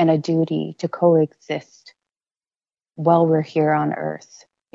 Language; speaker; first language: English; non-native, local second language; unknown